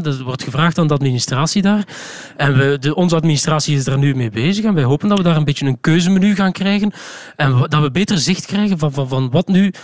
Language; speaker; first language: Dutch; native; Dutch